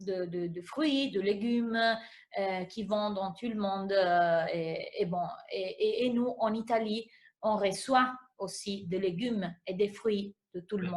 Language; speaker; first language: French; non-native, fluent; Italian